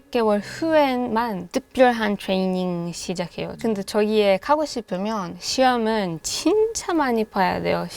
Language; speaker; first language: Korean; non-native, fluent; Hebrew